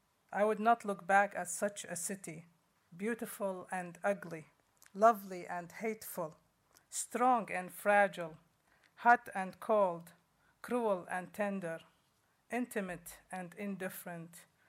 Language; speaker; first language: English; non-native, fluent; Arabic